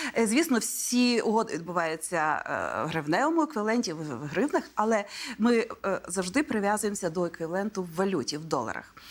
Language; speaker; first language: Ukrainian; native; Ukrainian